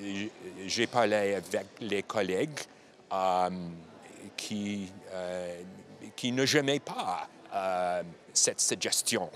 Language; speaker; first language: French; non-native, learner; English